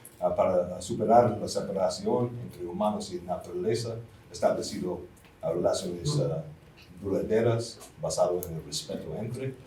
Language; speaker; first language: Spanish; non-native, fluent; English